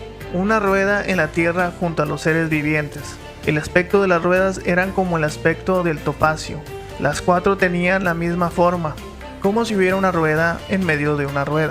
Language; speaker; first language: Spanish; native; Spanish